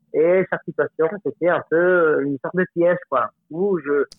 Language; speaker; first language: French; non-native, fluent; Spanish